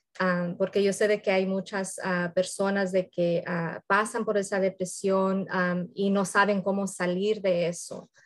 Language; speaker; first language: Spanish; early bilingual, heritage; Spanish